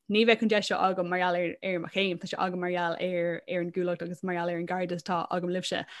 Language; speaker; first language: Irish; non-native, local second language; English